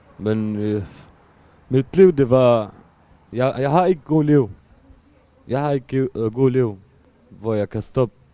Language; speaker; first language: Danish; non-native, learner; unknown